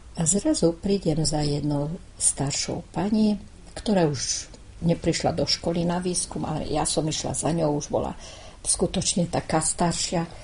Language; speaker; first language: Slovak; non-native, local second language; Hungarian